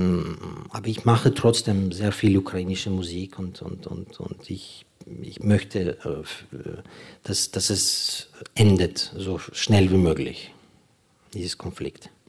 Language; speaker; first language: German; non-native, fluent; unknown